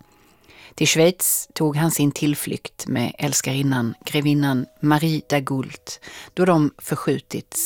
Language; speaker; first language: Swedish; native; Swedish